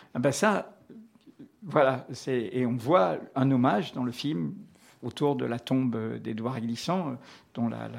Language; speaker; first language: French; native; French